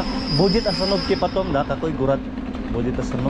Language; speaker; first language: Russian; non-native, learner; Cebuano